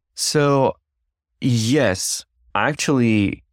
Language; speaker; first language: English; non-native, fluent; French